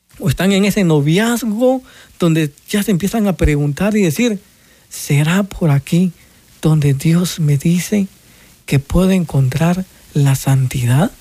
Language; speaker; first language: Spanish; native; Spanish